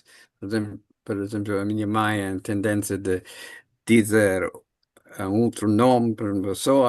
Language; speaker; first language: Portuguese; non-native, learner; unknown